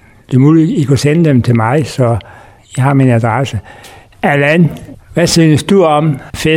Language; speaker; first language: Danish; native; Danish